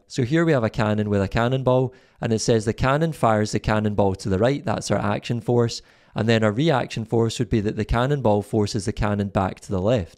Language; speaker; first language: English; native; English